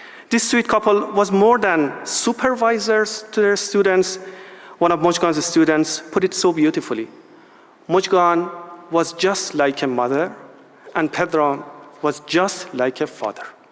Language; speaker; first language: English; non-native, fluent; Persian